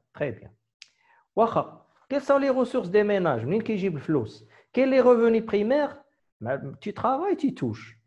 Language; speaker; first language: French; non-native, local second language; Arabic